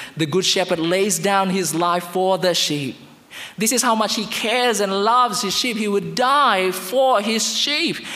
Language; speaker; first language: English; non-native, fluent; Indonesian